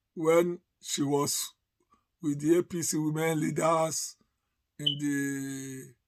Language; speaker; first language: English; non-native, local second language; Yoruba